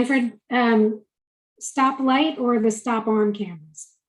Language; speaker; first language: English; native; English